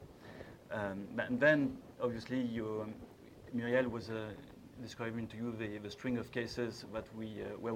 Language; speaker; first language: English; non-native, fluent; French